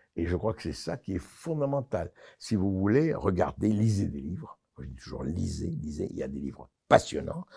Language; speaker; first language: French; native; French